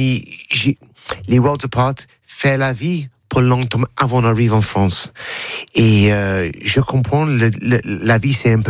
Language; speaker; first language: French; non-native, learner; English